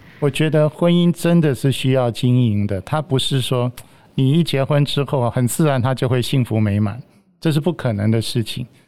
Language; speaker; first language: Chinese; native; Chinese